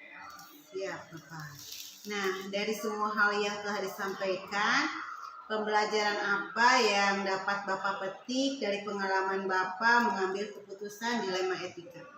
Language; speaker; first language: Indonesian; native; Indonesian